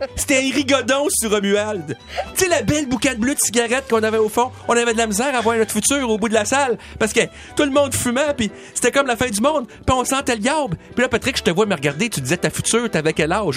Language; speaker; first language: French; native; French